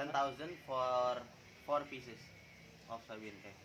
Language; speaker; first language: English; non-native, learner; Indonesian